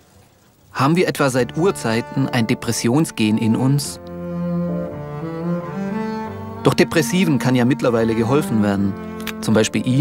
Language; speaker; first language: German; native; German